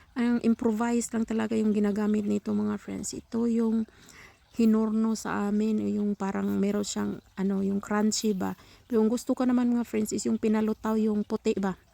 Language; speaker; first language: Filipino; non-native, local second language; Cebuano